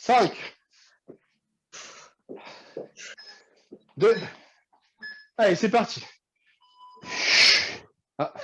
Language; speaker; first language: French; native; French